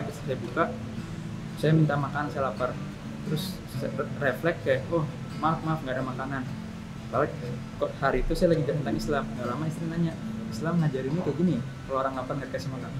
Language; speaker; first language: Indonesian; native; Indonesian